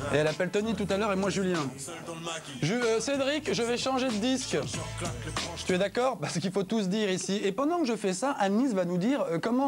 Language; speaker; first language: French; native; French